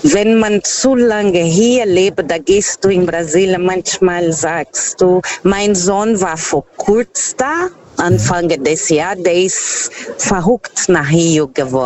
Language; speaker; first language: German; non-native, fluent; Portuguese